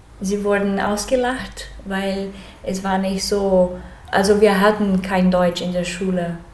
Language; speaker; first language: German; early bilingual, heritage; German